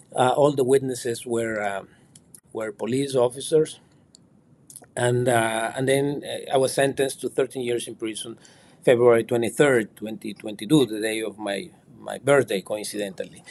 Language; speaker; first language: English; non-native, fluent; Spanish